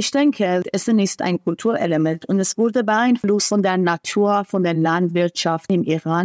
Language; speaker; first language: German; non-native, fluent; Persian